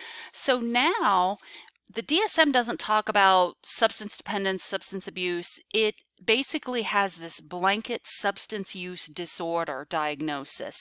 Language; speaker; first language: English; native; English